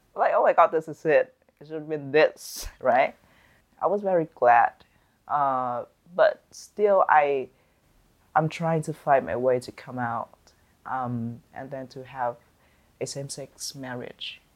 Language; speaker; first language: English; non-native, fluent; Vietnamese